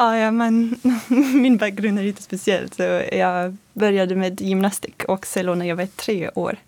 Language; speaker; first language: Swedish; non-native, fluent; French